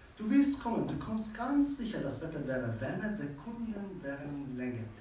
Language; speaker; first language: German; non-native, fluent; Persian